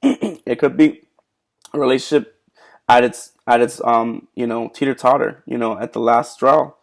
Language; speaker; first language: English; native; English